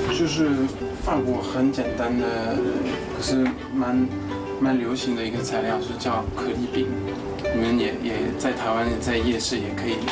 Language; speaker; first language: Chinese; non-native, fluent; French